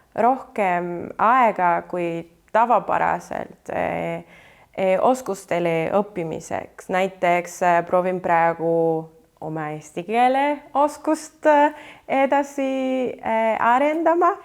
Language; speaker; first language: Estonian; non-native, fluent; Spanish